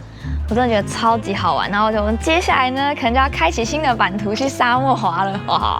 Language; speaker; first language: Chinese; native; Chinese